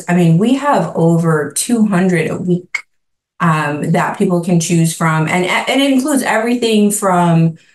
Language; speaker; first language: English; native; English